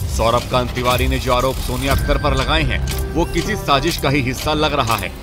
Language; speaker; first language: Hindi; native; Hindi